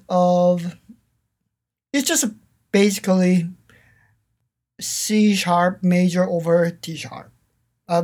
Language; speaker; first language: English; non-native, fluent; Korean